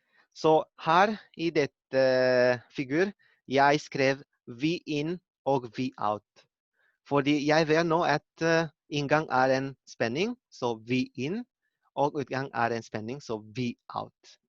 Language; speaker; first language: Norwegian; non-native, learner; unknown